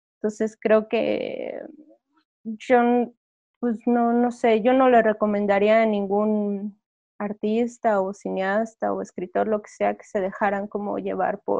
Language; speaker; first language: Spanish; native; Spanish